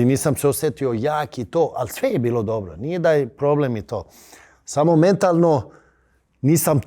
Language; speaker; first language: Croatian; early bilingual, heritage; Bosnian